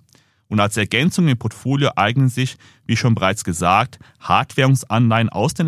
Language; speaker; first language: German; native; German